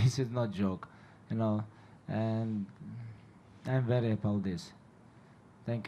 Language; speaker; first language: English; non-native, learner; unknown